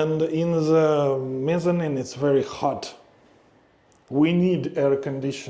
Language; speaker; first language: English; non-native, learner; Russian